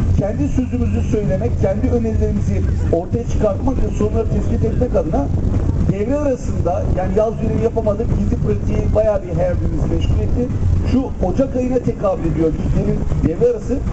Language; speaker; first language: Turkish; native; Turkish